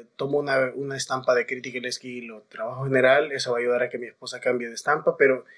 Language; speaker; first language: Spanish; native; Spanish